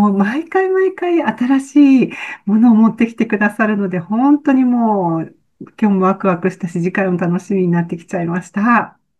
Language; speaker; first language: Japanese; native; Japanese